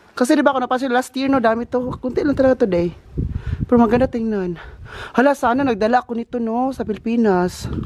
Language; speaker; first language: Filipino; non-native, local second language; Cebuano